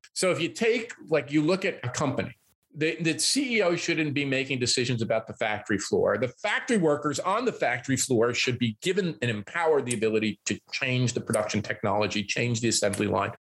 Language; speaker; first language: English; native; English